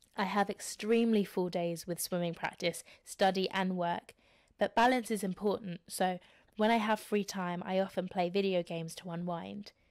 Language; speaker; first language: English; native; English